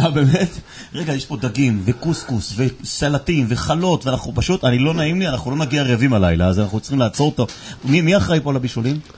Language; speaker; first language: Hebrew; native; Hebrew